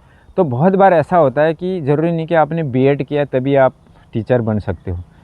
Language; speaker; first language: Hindi; native; Hindi